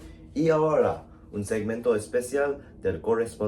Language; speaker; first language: Spanish; non-native, learner; English